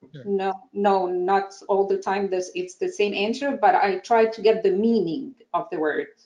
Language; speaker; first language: English; non-native, fluent; Arabic